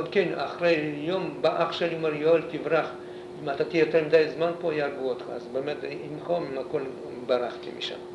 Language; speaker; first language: Hebrew; non-native, fluent; Polish